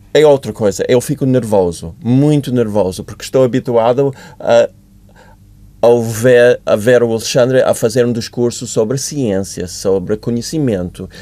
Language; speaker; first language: Portuguese; non-native, fluent; English